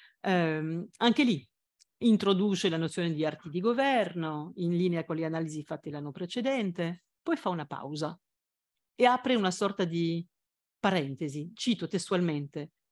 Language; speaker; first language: Italian; non-native, fluent; French